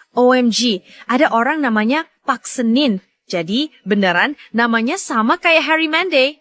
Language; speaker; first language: Indonesian; non-native, fluent; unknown